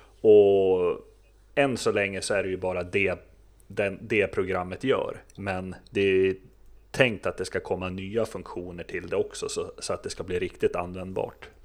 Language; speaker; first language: Swedish; native; Swedish